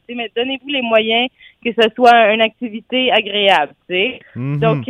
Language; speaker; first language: French; native; French